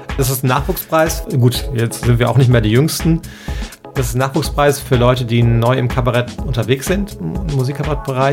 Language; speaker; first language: German; native; German